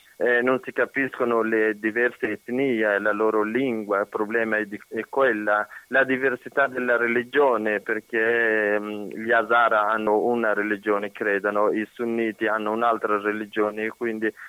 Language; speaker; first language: Italian; non-native, fluent; Persian